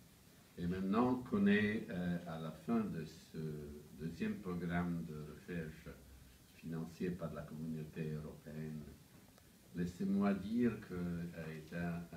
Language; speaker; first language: French; non-native, fluent; Italian